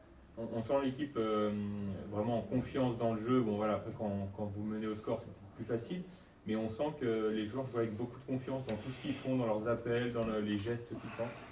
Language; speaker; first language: French; native; French